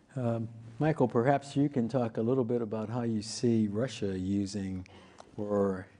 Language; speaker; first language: English; native; English